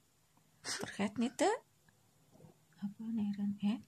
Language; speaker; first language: Dutch; non-native, learner; Indonesian